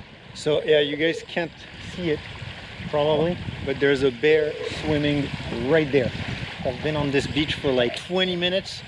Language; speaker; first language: English; non-native, local second language; French